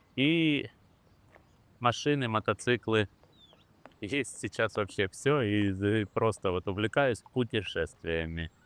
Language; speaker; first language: Russian; native; Russian